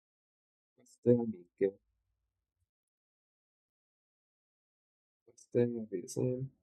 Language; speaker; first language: Italian; non-native, learner; English